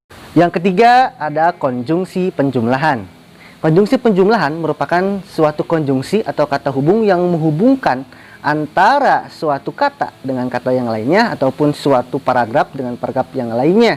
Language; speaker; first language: Indonesian; native; Indonesian